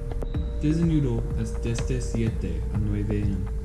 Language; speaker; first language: Spanish; non-native, learner; English